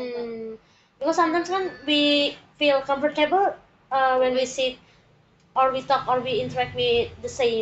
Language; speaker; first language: English; non-native, learner; Indonesian